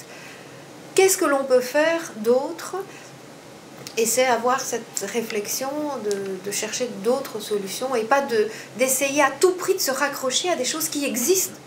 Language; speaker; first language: French; native; French